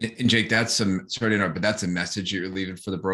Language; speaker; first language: English; native; English